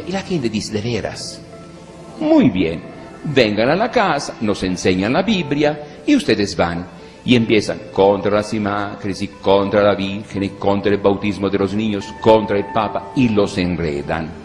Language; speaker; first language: Spanish; non-native, fluent; Italian